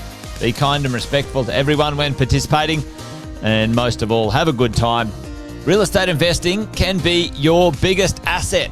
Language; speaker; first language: English; native; English